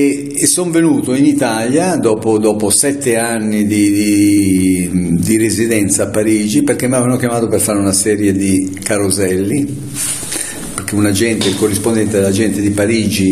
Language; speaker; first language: Italian; native; Italian